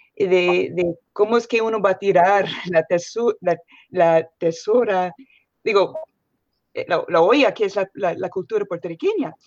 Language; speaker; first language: Spanish; non-native, fluent; English